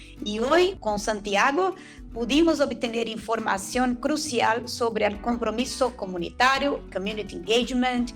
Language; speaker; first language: Spanish; non-native, fluent; Portuguese